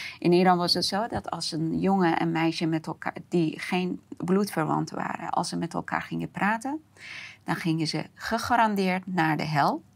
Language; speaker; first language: Dutch; non-native, fluent; Persian